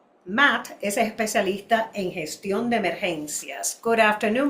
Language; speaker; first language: Spanish; native; Spanish